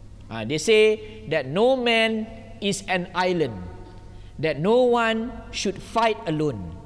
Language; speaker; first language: English; non-native, local second language; Malay